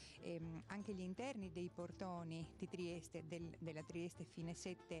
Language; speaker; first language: Italian; native; Italian